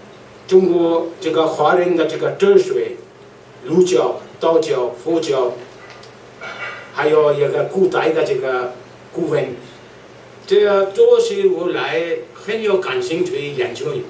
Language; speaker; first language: Chinese; non-native, learner; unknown